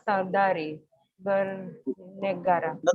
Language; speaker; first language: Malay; non-native, learner; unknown